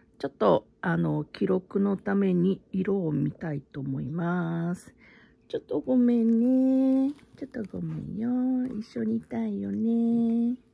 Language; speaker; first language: Japanese; native; Japanese